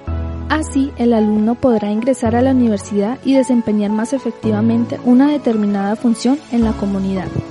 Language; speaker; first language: Spanish; native; Spanish